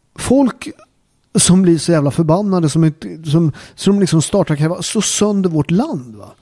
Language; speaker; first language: Swedish; native; Swedish